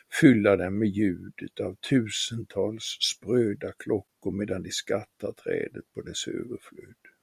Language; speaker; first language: Swedish; native; Swedish